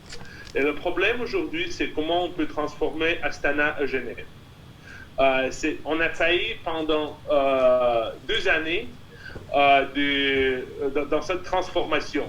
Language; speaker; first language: French; non-native, fluent; Russian